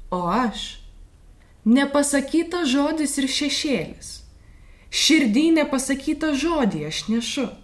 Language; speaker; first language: Lithuanian; native; Lithuanian